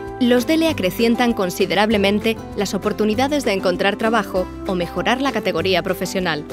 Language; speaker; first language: Spanish; native; Spanish